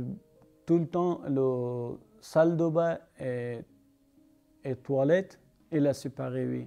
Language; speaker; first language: French; non-native, learner; Persian